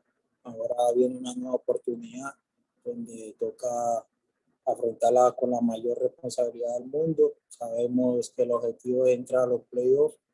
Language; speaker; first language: Spanish; native; Spanish